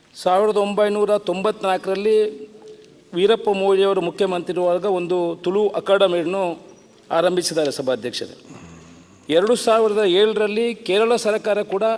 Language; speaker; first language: Kannada; non-native, local second language; Tulu